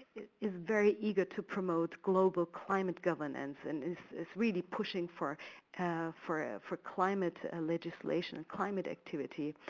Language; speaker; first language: English; non-native, fluent; German